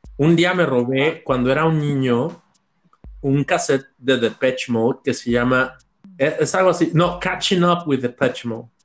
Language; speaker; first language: Spanish; native; Spanish